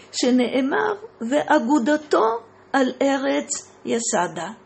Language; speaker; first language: Hebrew; non-native, fluent; Russian